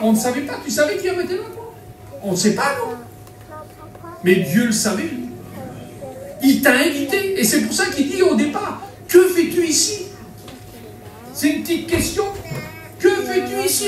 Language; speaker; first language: French; native; French